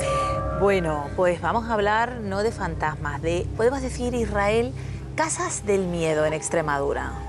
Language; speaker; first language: Spanish; native; Spanish